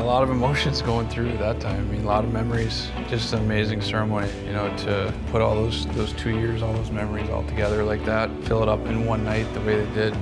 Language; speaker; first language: English; native; English